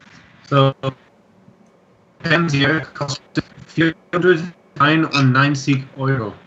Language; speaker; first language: German; non-native, learner; English